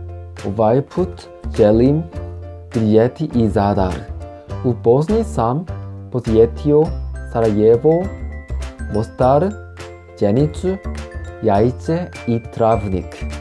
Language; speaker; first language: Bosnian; non-native, learner; Korean